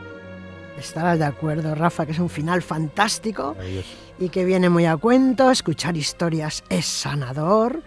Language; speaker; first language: Spanish; native; Spanish